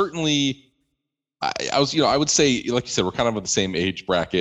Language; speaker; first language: English; native; English